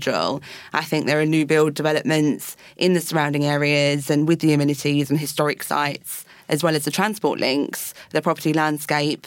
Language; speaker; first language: English; native; English